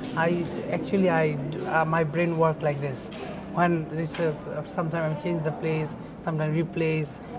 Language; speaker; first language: English; non-native, local second language; Bangla